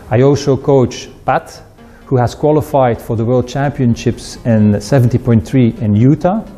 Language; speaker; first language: English; non-native, fluent; Dutch